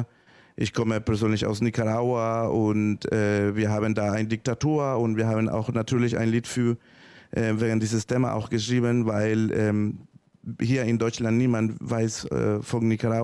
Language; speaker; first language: German; non-native, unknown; Spanish